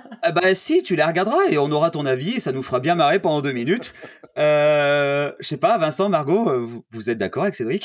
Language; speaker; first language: French; native; French